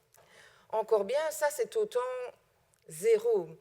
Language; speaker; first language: French; native; French